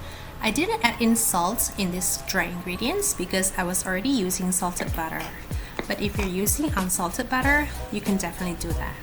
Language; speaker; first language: English; non-native, local second language; Indonesian